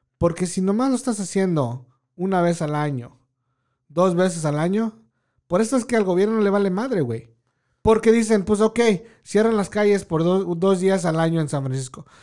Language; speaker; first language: Spanish; early bilingual, heritage; Spanish